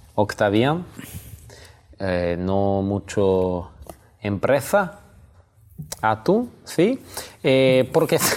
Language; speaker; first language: Spanish; non-native, learner; Russian